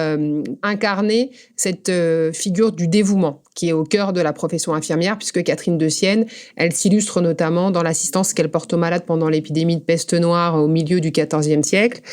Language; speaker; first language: French; native; French